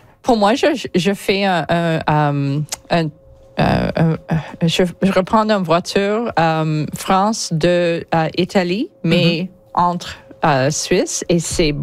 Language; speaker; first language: French; non-native, learner; English